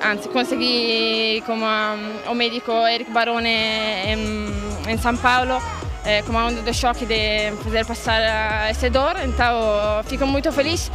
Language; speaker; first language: Portuguese; non-native, fluent; Italian